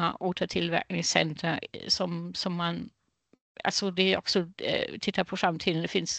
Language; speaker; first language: Swedish; non-native, fluent; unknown